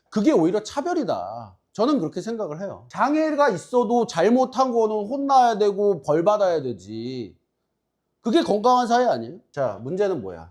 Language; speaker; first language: Korean; native; Korean